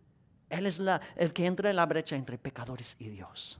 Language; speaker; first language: Spanish; native; Spanish